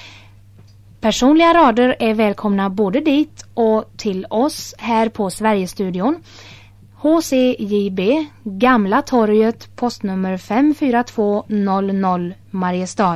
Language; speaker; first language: Swedish; native; Swedish